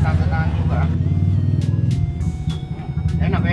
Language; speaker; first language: Indonesian; non-native, learner; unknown